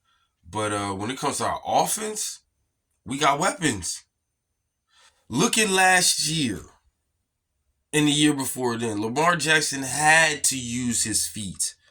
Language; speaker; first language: English; native; English